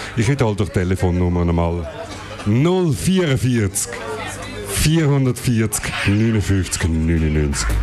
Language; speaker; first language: German; native; German